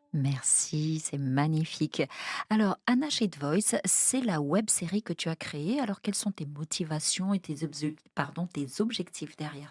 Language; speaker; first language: French; native; French